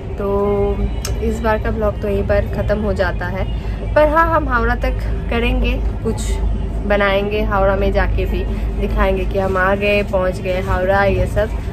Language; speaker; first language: Hindi; non-native, local second language; Bangla